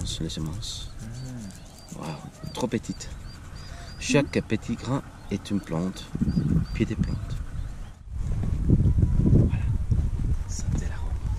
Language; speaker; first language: French; non-native, learner; Spanish